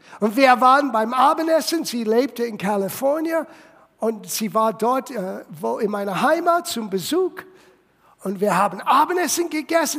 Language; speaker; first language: German; non-native, fluent; English